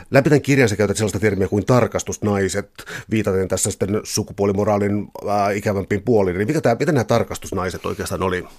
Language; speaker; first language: Finnish; native; Finnish